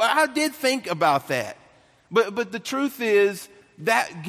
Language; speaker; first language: English; native; English